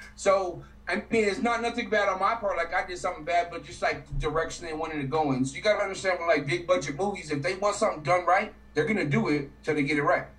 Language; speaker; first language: English; native; English